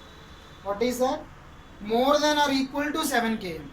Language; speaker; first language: English; non-native, local second language; Telugu